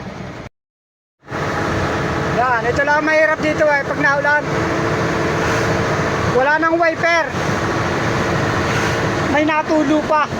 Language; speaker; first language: Filipino; native; Filipino